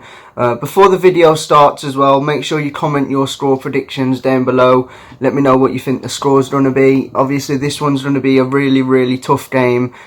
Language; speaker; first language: English; native; English